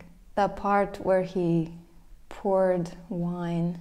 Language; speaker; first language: English; native; English